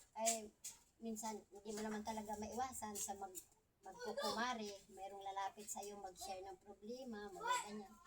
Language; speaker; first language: Filipino; non-native, local second language; Cebuano